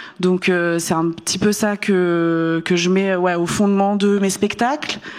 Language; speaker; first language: French; early bilingual, other home language; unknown